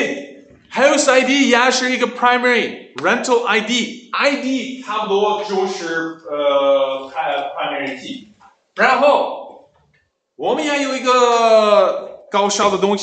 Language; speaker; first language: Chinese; non-native, learner; English